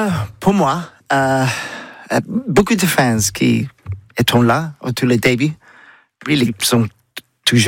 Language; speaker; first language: French; non-native, learner; English